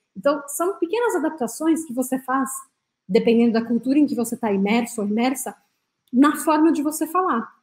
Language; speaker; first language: Portuguese; non-native, fluent; French